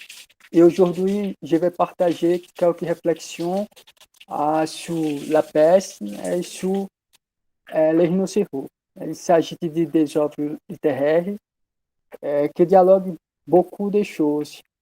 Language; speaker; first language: French; non-native, learner; Portuguese